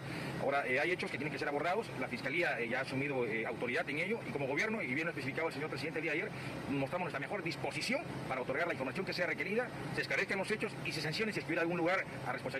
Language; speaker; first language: Spanish; native; Spanish